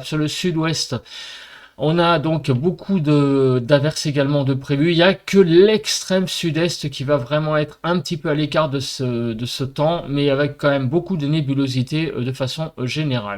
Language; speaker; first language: French; native; French